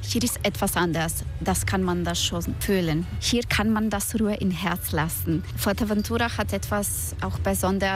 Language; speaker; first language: German; non-native, learner; Croatian